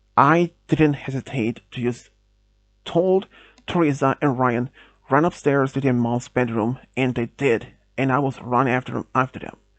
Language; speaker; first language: English; non-native, fluent; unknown